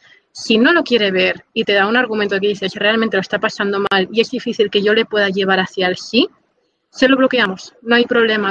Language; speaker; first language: Spanish; native; Spanish